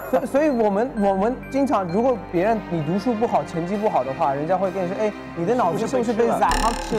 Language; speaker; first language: Chinese; non-native, fluent; Persian